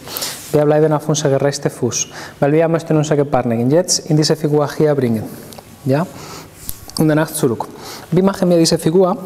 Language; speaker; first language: German; non-native, fluent; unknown